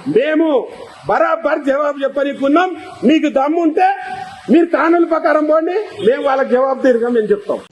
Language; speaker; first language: Telugu; native; Telugu